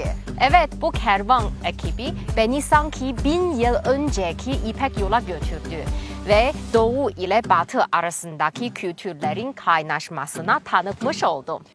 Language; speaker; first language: Turkish; non-native, fluent; Chinese